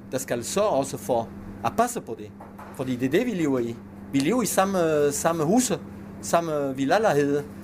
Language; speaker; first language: Danish; non-native, fluent; French